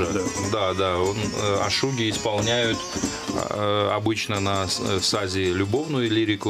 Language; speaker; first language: Russian; non-native, local second language; Azerbaijani